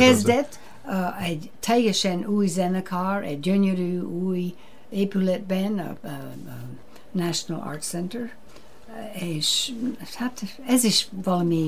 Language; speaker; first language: Hungarian; non-native, fluent; English